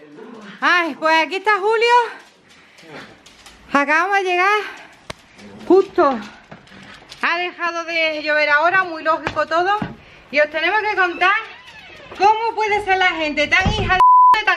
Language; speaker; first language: Spanish; native; Spanish